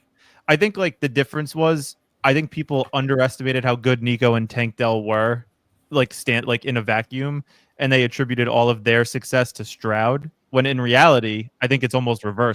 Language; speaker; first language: English; native; English